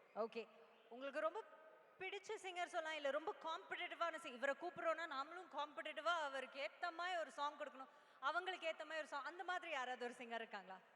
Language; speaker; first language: Tamil; native; Tamil